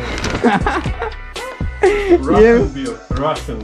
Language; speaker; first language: English; non-native, learner; Russian